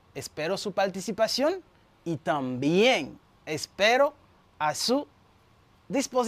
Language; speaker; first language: Spanish; non-native, fluent; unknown